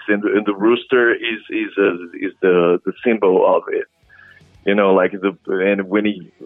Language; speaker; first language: English; non-native, fluent; Portuguese